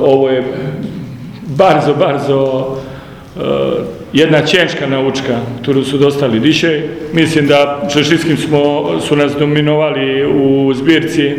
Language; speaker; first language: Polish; non-native, learner; Croatian